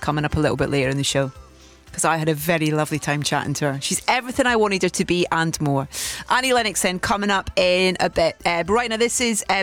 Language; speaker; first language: English; native; English